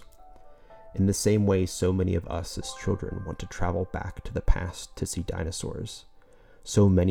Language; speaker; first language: English; native; English